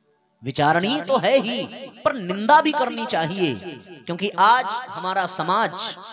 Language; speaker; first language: Hindi; native; Hindi